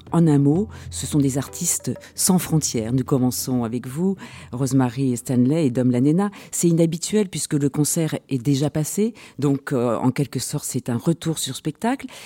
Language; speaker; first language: French; native; French